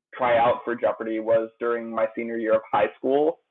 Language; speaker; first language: English; native; English